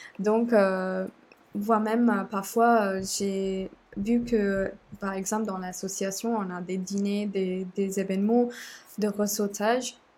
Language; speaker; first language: French; non-native, fluent; Sinhala